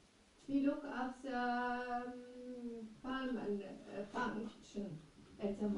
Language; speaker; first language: English; non-native, learner; German